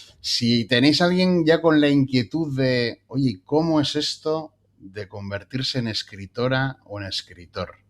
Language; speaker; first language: Spanish; native; Spanish